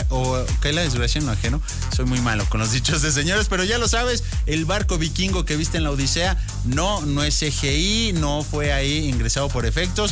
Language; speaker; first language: Spanish; native; Spanish